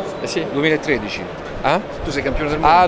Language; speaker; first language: Italian; native; Italian